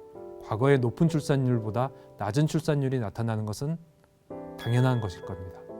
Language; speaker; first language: Korean; native; Korean